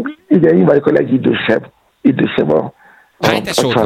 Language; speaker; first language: Hungarian; non-native, fluent; Yoruba